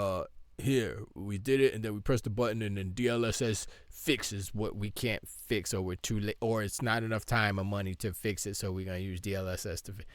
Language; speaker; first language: English; native; English